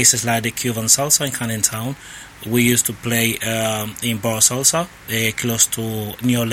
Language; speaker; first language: English; non-native, learner; Spanish